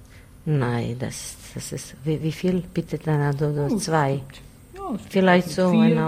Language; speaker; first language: German; non-native, learner; Bosnian